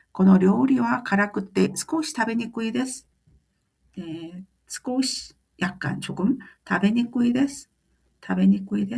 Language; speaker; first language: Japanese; non-native, fluent; Korean